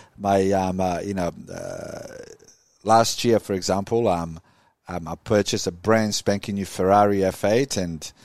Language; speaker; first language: English; non-native, fluent; Croatian